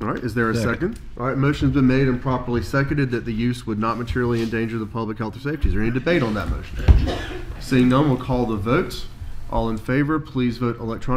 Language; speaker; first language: English; native; English